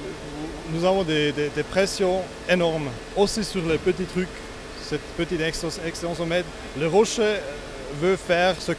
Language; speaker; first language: French; non-native, local second language; Italian